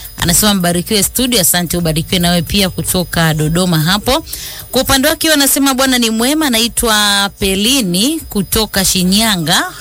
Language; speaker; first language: Swahili; native; Swahili